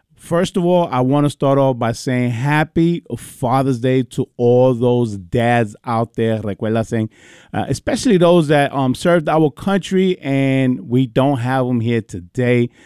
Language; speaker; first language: English; early bilingual, other home language; Spanish